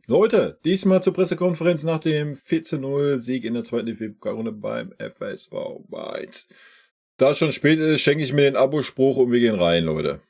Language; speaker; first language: German; native; German